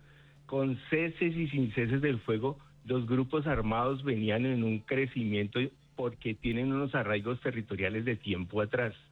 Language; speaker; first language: Spanish; native; Spanish